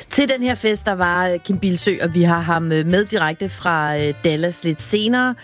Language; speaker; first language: Danish; native; Danish